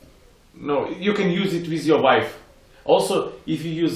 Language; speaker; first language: English; non-native, learner; Russian